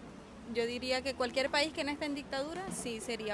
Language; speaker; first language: Spanish; native; Spanish